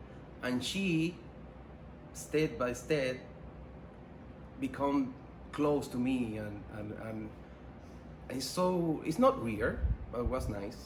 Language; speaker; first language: English; non-native, learner; Spanish